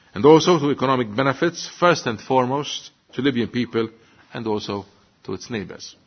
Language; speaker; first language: English; non-native, local second language; Maltese